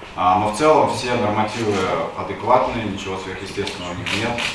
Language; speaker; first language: Russian; native; Russian